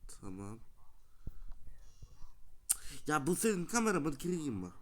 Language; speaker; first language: Turkish; non-native, learner; Russian